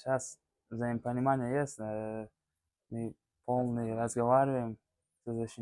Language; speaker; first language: Russian; non-native, learner; Tajik